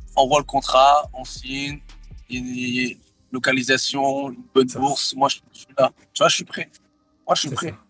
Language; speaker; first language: French; early bilingual, other home language; Thai